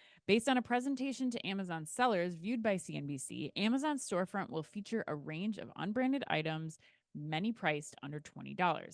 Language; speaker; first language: English; native; English